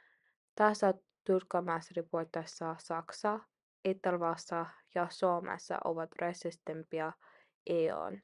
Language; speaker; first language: Finnish; non-native, learner; English